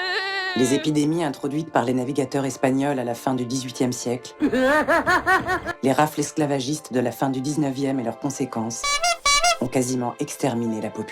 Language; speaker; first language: French; native; French